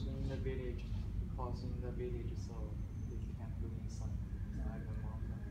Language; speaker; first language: English; non-native, learner; Chinese